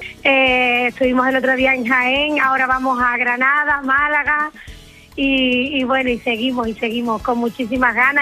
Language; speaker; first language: Spanish; native; Spanish